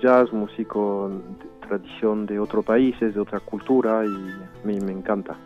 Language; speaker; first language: Spanish; early bilingual, heritage; French